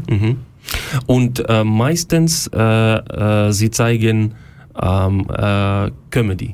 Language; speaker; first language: German; non-native, learner; Ukrainian